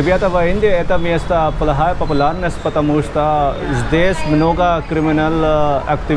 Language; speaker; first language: Russian; non-native, learner; Hindi